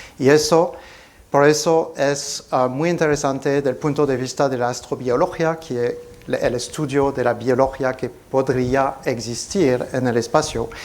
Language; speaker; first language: Spanish; non-native, fluent; French